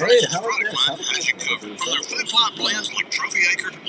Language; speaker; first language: English; native; English